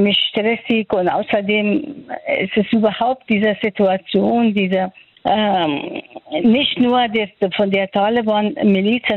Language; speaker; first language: German; non-native, fluent; Persian